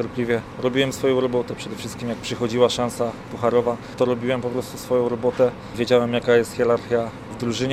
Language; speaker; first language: Polish; native; Polish